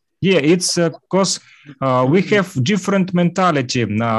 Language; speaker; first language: English; non-native, learner; Russian